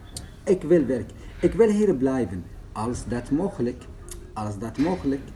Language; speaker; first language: Dutch; non-native, learner; Arabic